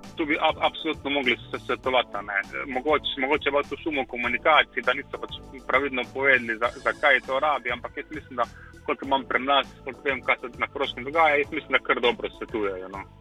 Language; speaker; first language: Slovenian; native; Slovenian